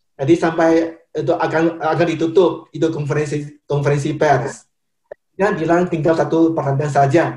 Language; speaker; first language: Indonesian; non-native, fluent; Chinese